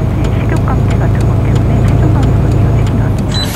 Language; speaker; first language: Korean; native; Korean